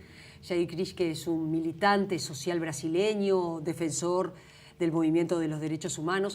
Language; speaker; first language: Spanish; native; Spanish